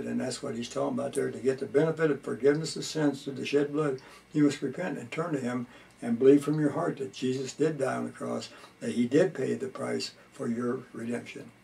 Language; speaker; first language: English; native; English